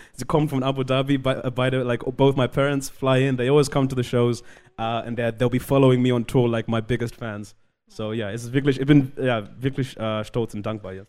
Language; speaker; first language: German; non-native, learner; Shona